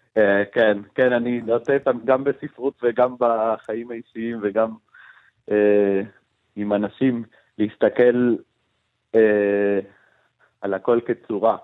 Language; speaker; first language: Hebrew; non-native, fluent; Spanish